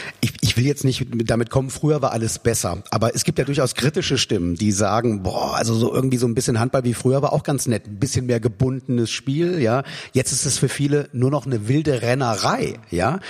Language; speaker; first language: German; native; German